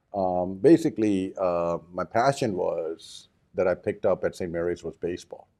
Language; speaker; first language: English; early bilingual, other home language; Japanese